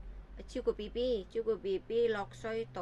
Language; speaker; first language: Cantonese; non-native, fluent; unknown